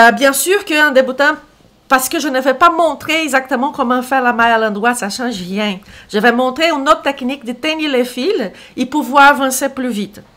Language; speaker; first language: French; non-native, fluent; Portuguese